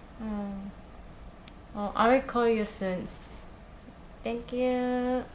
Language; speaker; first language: English; non-native, learner; Korean